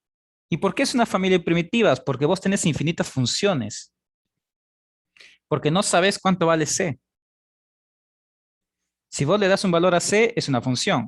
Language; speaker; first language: Spanish; native; Spanish